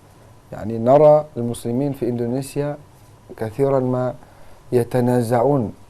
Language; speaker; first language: Arabic; non-native, fluent; Indonesian